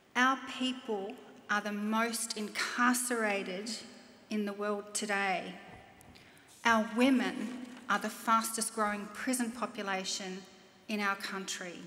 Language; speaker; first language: English; native; English